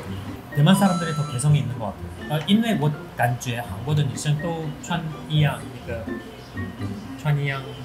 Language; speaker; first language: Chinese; non-native, learner; Korean